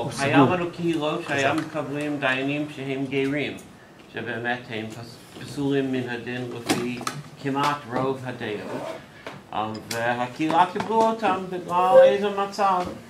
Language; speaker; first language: Hebrew; non-native, fluent; English